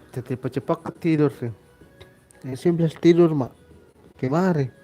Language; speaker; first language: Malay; non-native, local second language; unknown